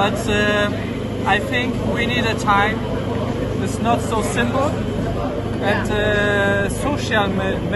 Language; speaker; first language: English; non-native, learner; Polish